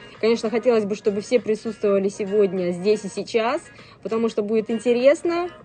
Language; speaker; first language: Russian; native; Russian